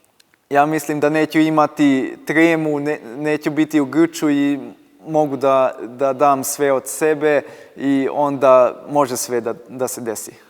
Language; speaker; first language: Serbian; non-native, local second language; Hungarian